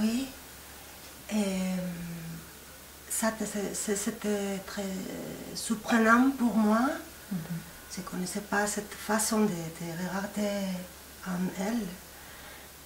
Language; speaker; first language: French; non-native, fluent; Spanish